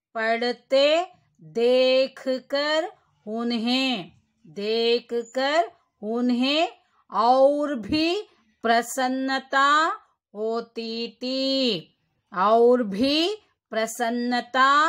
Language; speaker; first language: Hindi; non-native, local second language; Kannada